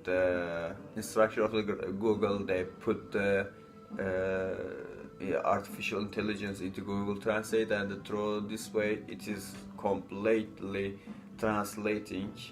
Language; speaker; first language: English; non-native, fluent; Turkish